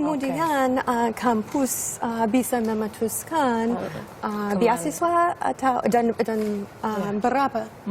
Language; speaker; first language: Indonesian; non-native, fluent; English